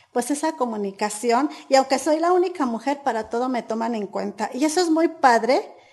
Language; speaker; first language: Spanish; native; Spanish